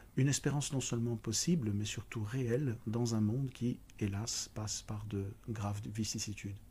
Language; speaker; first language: French; native; French